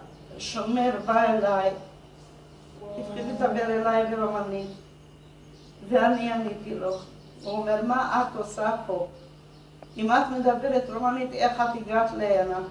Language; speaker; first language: Hebrew; non-native, fluent; Hungarian